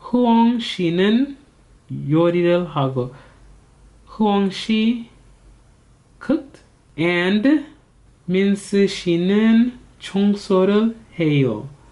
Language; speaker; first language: Korean; non-native, learner; English